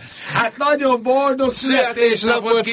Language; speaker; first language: Hungarian; native; Hungarian